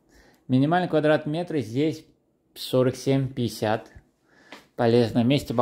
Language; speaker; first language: Russian; non-native, fluent; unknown